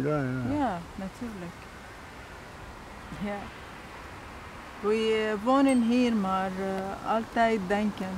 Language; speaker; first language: Dutch; non-native, learner; Arabic